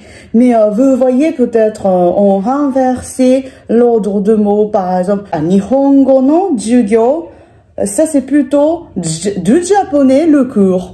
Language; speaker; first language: French; non-native, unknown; Japanese